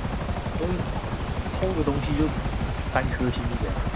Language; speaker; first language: Chinese; native; Chinese